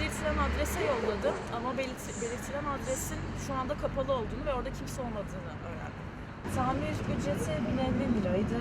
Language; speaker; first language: Turkish; native; Turkish